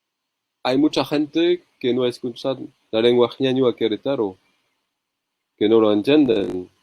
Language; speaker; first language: Spanish; non-native, learner; French